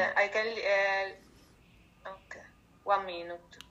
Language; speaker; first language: English; non-native, learner; Italian